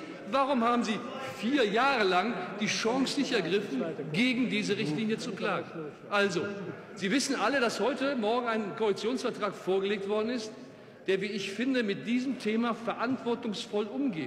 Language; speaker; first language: German; native; German